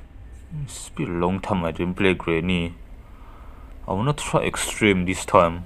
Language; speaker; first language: English; non-native, fluent; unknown